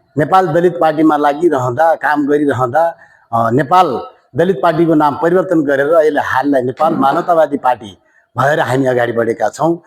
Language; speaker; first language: Nepali; native; Nepali